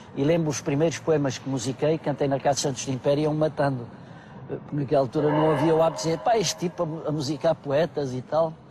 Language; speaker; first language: Portuguese; native; Portuguese